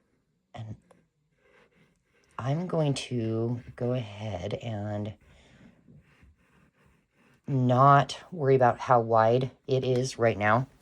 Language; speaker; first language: English; native; English